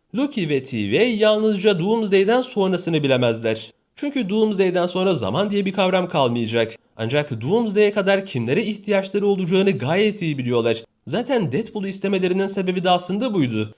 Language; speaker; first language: Turkish; native; Turkish